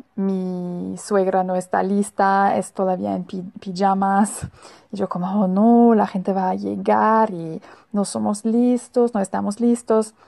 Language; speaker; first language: Spanish; non-native, fluent; German